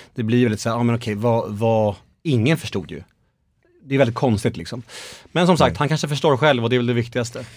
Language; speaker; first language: Swedish; native; Swedish